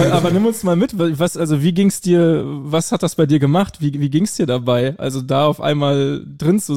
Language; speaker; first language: German; native; German